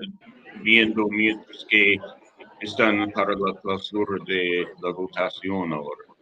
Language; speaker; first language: Spanish; non-native, fluent; English